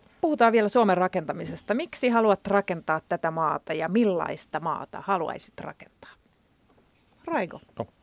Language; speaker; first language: Finnish; native; Finnish